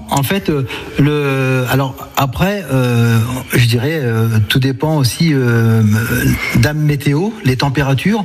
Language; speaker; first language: French; native; French